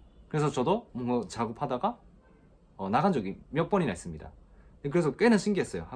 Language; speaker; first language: Korean; non-native, fluent; Japanese